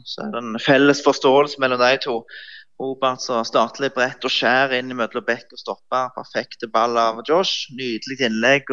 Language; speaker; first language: Norwegian; native; Norwegian